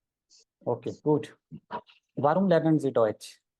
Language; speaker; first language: German; non-native, fluent; Hindi